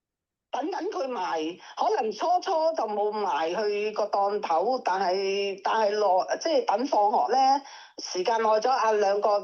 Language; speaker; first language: Cantonese; native; Cantonese